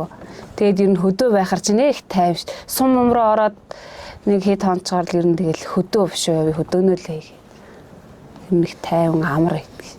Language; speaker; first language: Mongolian; native; Mongolian